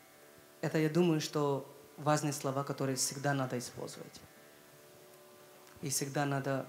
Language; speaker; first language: Russian; non-native, learner; Hindi